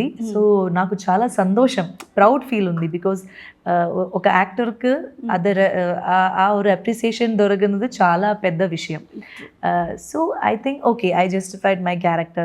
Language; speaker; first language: Telugu; non-native, learner; Malayalam